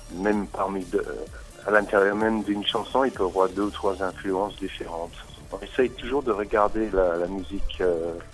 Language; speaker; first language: French; non-native, fluent; English